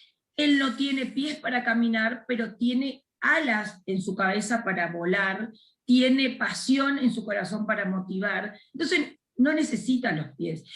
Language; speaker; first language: Spanish; native; Spanish